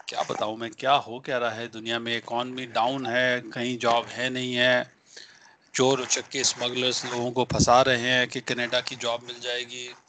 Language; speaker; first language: Hindi; native; Hindi